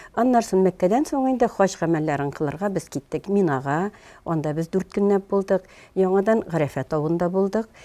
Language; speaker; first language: Tatar; native; Tatar